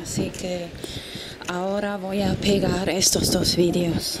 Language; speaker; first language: Spanish; non-native, fluent; German